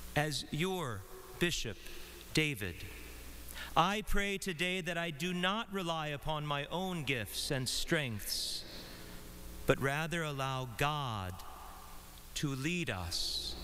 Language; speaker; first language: English; native; English